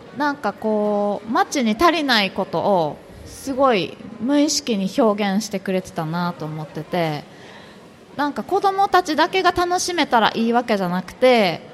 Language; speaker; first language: Japanese; native; Japanese